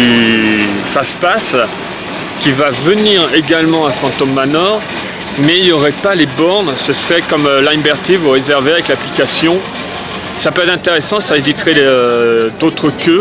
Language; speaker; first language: French; native; French